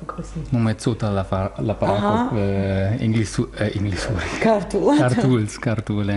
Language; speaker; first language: Georgian; non-native, learner; German